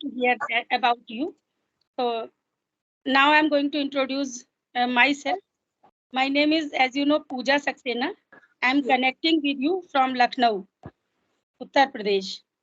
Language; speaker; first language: English; non-native, local second language; Hindi